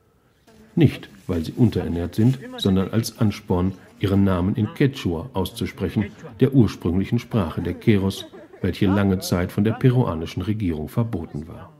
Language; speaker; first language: German; native; German